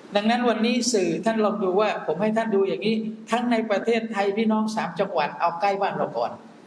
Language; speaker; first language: Thai; non-native, local second language; Malay